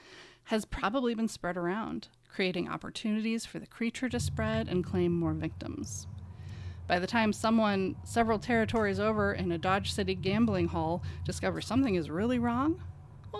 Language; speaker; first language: English; native; English